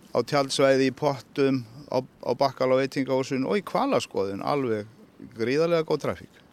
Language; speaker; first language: Icelandic; non-native, fluent; Polish